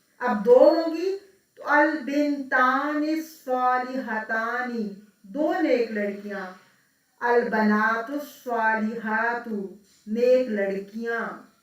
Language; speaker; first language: Urdu; native; Urdu